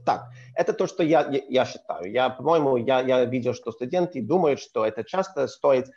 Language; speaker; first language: Russian; non-native, learner; English